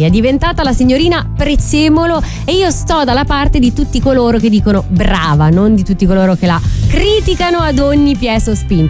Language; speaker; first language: Italian; native; Italian